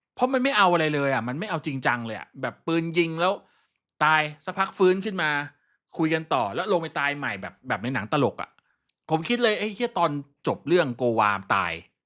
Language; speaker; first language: Thai; native; Thai